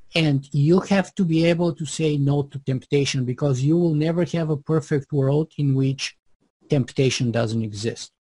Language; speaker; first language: English; non-native, fluent; Bulgarian